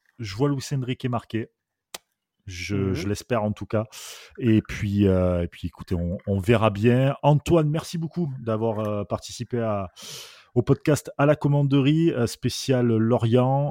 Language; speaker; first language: French; native; French